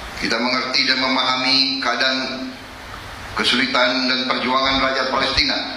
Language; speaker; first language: Indonesian; native; Indonesian